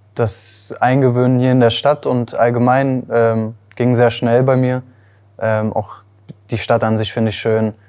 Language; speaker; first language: German; native; German